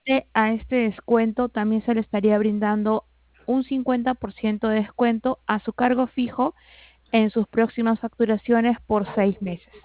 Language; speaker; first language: Spanish; native; Spanish